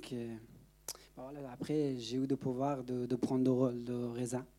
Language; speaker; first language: French; non-native, learner; Persian